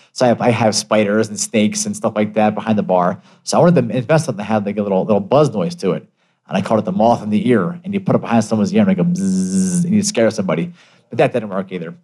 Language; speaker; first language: English; early bilingual, other home language; Italian